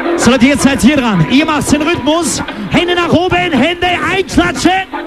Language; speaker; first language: German; native; German